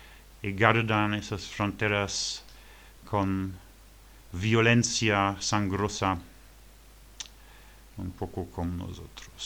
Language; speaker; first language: Spanish; non-native, learner; French